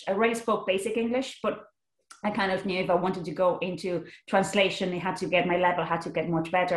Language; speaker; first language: English; non-native, fluent; Spanish